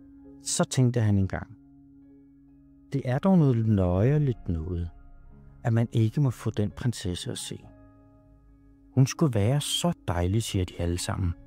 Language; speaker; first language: Danish; native; Danish